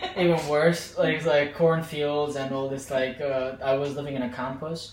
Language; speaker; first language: English; non-native, fluent; Azerbaijani